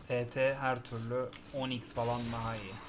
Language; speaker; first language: Turkish; native; Turkish